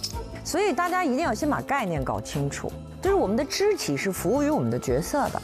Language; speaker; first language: Chinese; native; Chinese